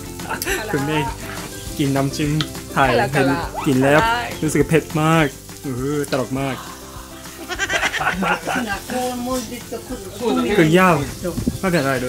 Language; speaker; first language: Thai; non-native, learner; Japanese